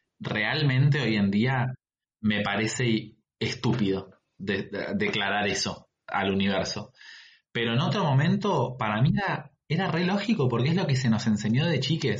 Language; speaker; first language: Spanish; native; Spanish